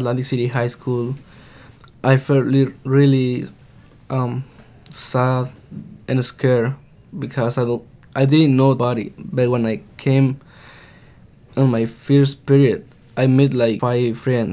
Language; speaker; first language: English; non-native, learner; Spanish